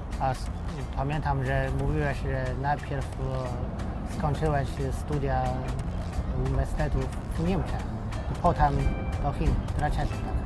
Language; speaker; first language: Polish; non-native, fluent; Chinese